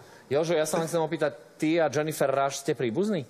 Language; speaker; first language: Slovak; native; Slovak